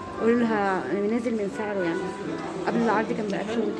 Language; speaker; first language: Arabic; native; Arabic